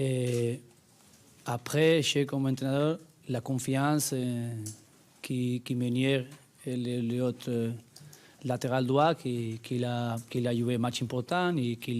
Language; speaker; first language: French; non-native, learner; Spanish